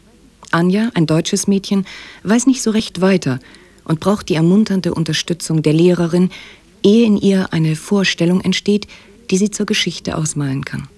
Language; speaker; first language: German; native; German